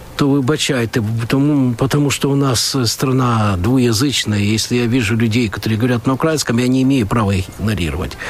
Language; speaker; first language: Ukrainian; non-native, local second language; Russian